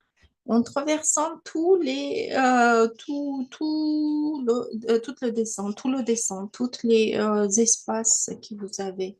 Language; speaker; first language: French; non-native, fluent; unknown